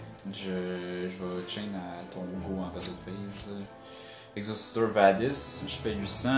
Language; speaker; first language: French; native; French